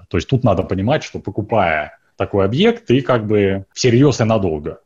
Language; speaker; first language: Russian; native; Russian